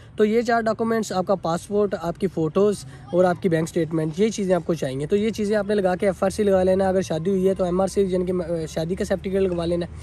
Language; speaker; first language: Urdu; non-native, local second language; Punjabi